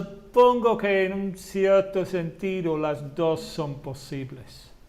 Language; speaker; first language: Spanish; non-native, fluent; English